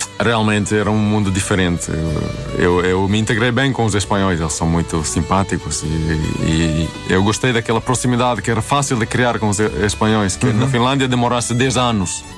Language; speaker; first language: Portuguese; non-native, fluent; Swedish